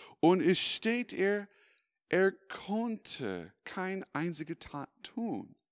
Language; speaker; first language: German; non-native, fluent; English